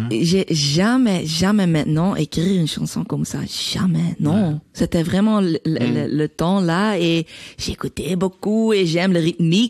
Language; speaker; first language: French; non-native, learner; Dutch